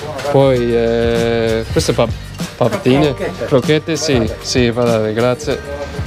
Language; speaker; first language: Italian; non-native, learner; English